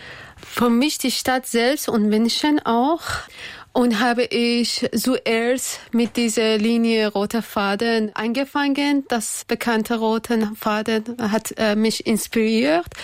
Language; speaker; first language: German; non-native, learner; Persian